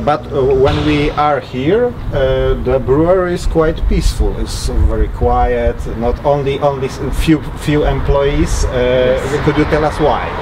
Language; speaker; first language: English; non-native, fluent; Polish